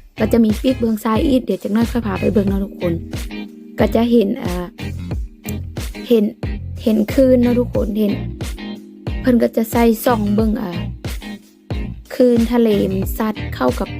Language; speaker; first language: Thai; non-native, local second language; Lao